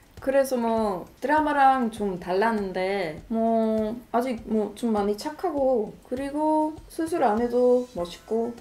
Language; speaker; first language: Korean; non-native, fluent; Swedish